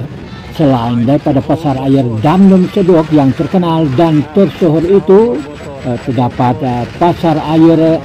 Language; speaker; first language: Malay; native; Malay